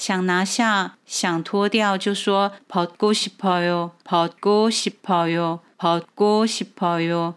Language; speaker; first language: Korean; non-native, fluent; Chinese